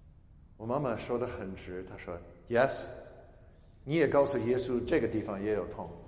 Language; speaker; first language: Chinese; non-native, fluent; English